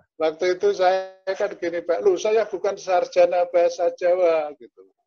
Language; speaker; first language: Indonesian; non-native, local second language; Javanese